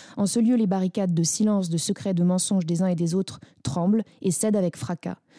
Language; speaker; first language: French; native; French